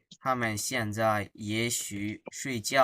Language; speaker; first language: Chinese; non-native, fluent; Bangla